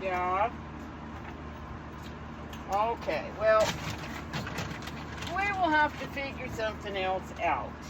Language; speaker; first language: English; native; English